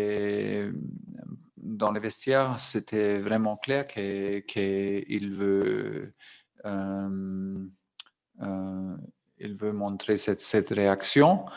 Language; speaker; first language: French; non-native, fluent; German